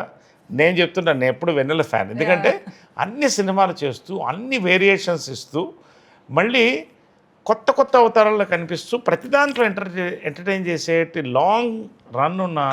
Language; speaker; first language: Telugu; native; Telugu